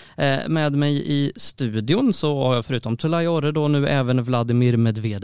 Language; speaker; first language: Swedish; native; Swedish